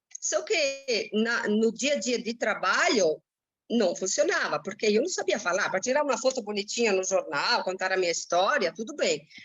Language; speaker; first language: Portuguese; non-native, fluent; Italian